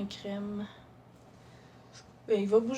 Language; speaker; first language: French; native; French